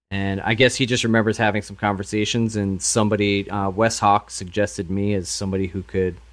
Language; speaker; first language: English; native; English